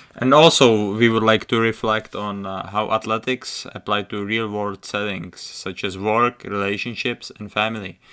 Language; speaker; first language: English; non-native, fluent; Czech